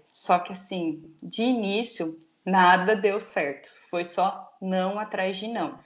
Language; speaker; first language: Portuguese; native; Portuguese